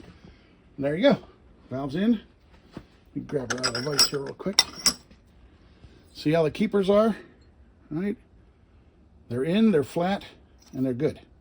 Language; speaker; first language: English; native; English